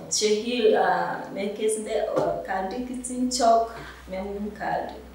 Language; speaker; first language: Turkish; non-native, learner; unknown